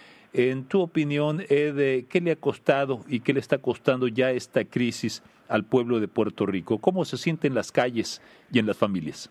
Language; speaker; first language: Spanish; native; Spanish